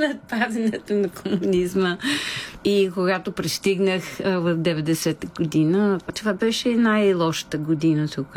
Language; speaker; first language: Bulgarian; non-native, fluent; English